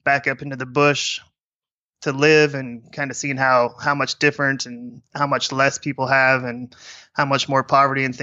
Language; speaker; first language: English; native; English